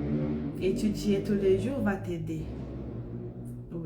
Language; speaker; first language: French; non-native, fluent; Portuguese